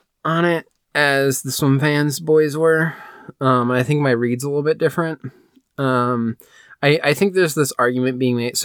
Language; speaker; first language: English; native; English